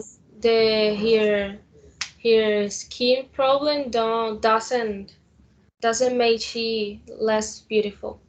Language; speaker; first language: English; non-native, learner; Spanish